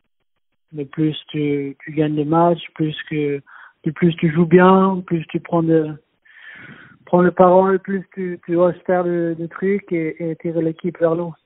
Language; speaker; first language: French; non-native, fluent; Swedish